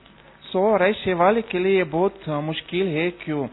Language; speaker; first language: Hindi; non-native, learner; Russian